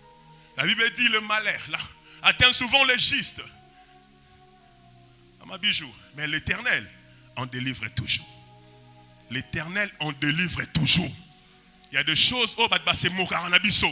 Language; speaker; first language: French; non-native, local second language; Lingala